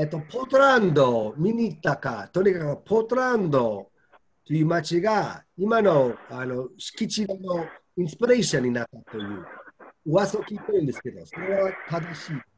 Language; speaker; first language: Japanese; non-native, fluent; English